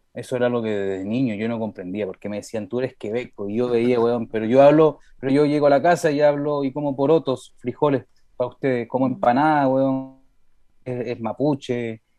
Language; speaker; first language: Spanish; early bilingual, heritage; Spanish